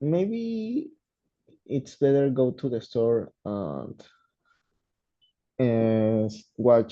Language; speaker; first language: English; non-native, learner; Spanish